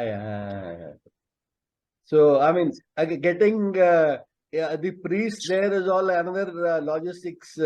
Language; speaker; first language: English; non-native, local second language; Telugu